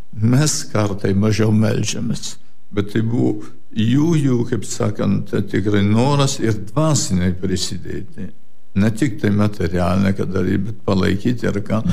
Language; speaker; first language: Lithuanian; early bilingual, heritage; Lithuanian